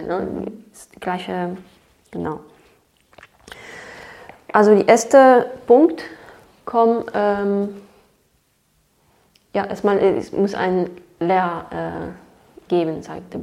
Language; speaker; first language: German; non-native, fluent; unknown